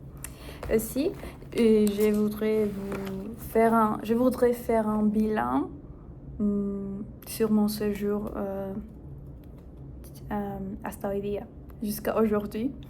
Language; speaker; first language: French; non-native, fluent; Spanish